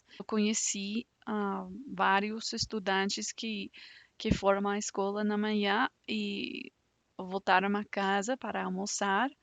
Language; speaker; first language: Portuguese; non-native, fluent; English